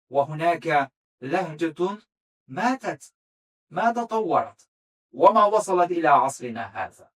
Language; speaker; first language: Arabic; non-native, fluent; Azerbaijani